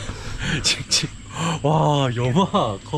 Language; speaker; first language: Thai; non-native, learner; Korean